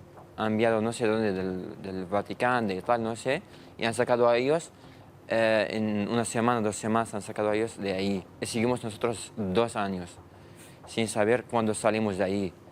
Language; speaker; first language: Spanish; non-native, learner; Arabic